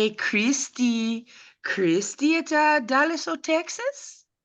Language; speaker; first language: French; non-native, fluent; English